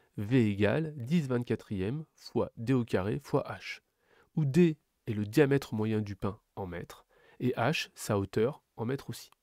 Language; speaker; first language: French; native; French